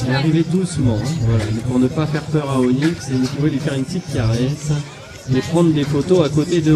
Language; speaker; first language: French; native; French